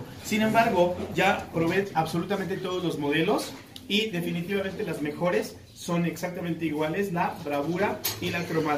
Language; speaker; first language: Spanish; native; Spanish